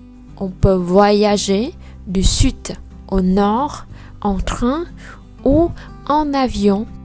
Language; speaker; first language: French; non-native, learner; Vietnamese